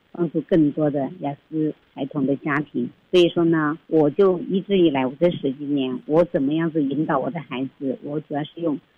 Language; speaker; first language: Chinese; native; Chinese